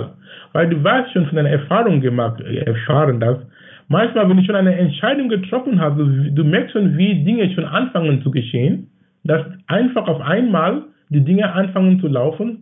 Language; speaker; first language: German; non-native, fluent; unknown